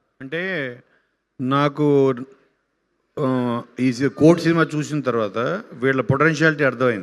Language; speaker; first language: Telugu; native; Telugu